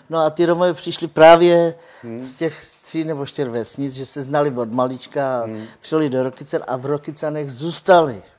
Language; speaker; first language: Czech; non-native, local second language; Romany